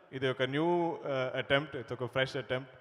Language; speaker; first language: Telugu; non-native, learner; Malayalam